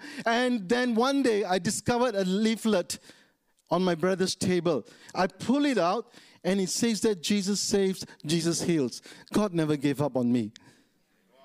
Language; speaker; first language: English; non-native, local second language; Tamil